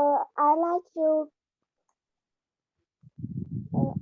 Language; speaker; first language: English; non-native, learner; Vietnamese